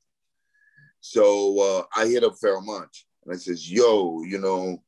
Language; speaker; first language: English; native; English